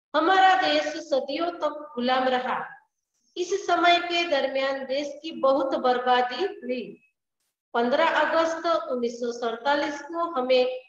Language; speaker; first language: Hindi; non-native, local second language; Gujarati